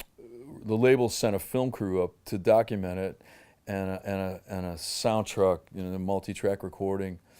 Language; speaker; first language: English; native; English